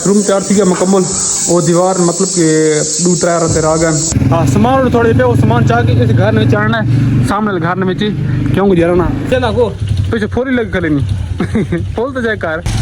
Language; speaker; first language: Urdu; non-native, local second language; Saraiki